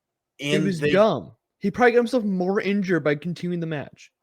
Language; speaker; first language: English; native; English